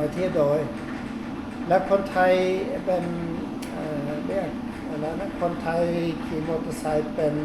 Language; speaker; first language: Thai; non-native, fluent; Norwegian